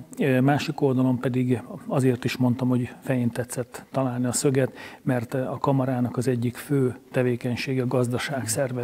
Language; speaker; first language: Hungarian; native; Hungarian